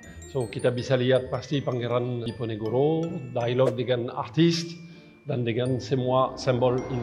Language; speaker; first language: Indonesian; non-native, fluent; French